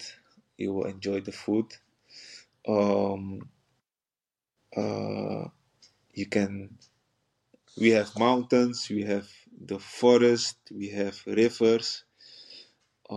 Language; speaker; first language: English; non-native, fluent; Dutch